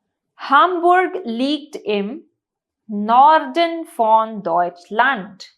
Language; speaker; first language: German; non-native, fluent; Hindi